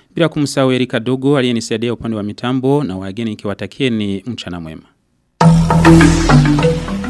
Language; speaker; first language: Swahili; non-native, local second language; Rundi